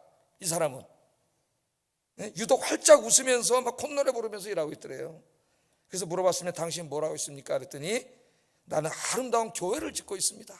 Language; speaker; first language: Korean; native; Korean